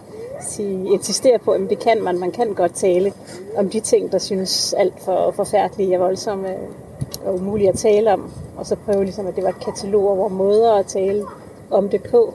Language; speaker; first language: Danish; native; Danish